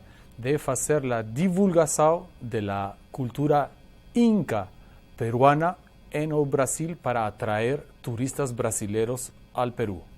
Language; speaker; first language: Portuguese; non-native, learner; Spanish